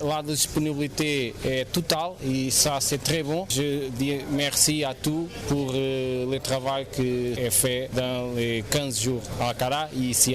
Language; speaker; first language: French; non-native, learner; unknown